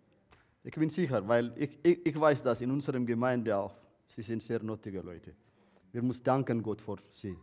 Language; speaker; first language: German; non-native, learner; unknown